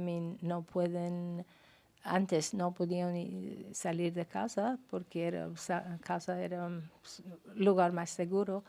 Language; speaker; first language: Spanish; non-native, fluent; Persian